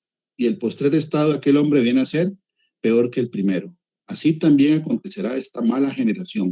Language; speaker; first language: Spanish; native; Spanish